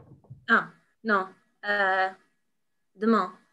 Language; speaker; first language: French; non-native, learner; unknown